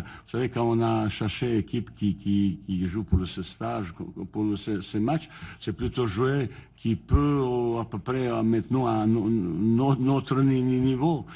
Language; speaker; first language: French; non-native, learner; Bosnian